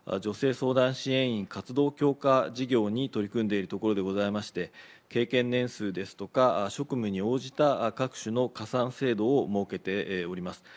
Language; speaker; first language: Japanese; native; Japanese